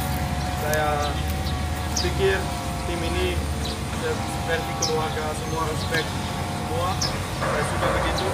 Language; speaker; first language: Indonesian; non-native, learner; Dutch